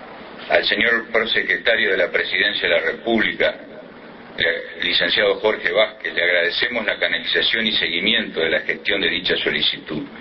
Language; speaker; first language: Spanish; native; Spanish